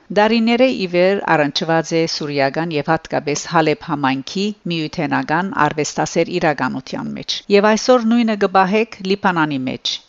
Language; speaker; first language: Armenian; early bilingual, heritage; Armenian